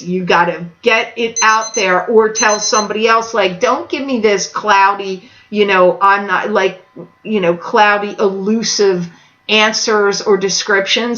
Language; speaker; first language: English; native; English